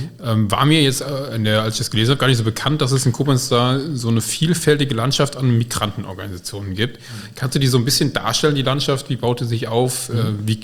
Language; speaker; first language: German; native; German